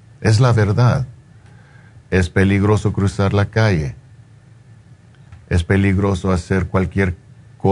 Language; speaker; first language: Spanish; early bilingual, heritage; Spanish